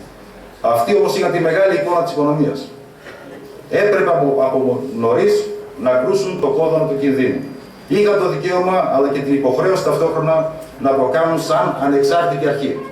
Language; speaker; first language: Greek; native; Greek